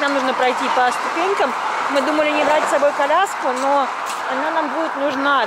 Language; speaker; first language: Russian; native; Russian